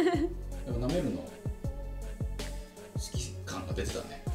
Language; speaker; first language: Japanese; native; Japanese